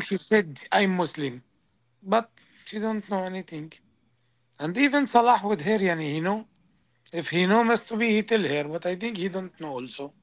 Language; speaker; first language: English; non-native, learner; Arabic